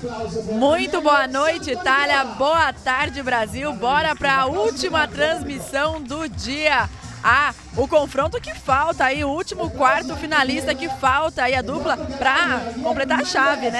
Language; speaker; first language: Portuguese; native; Portuguese